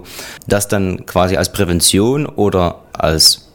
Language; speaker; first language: German; native; German